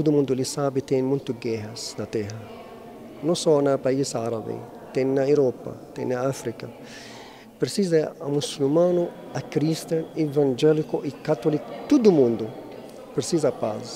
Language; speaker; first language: Portuguese; non-native, learner; Arabic